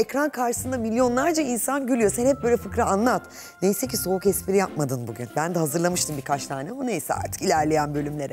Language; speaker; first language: Turkish; native; Turkish